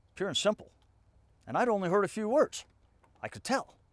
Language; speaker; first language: English; native; English